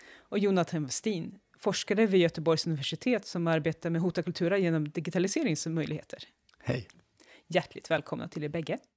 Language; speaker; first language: Swedish; native; Swedish